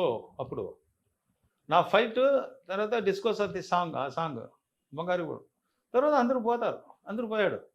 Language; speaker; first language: Telugu; non-native, learner; Tamil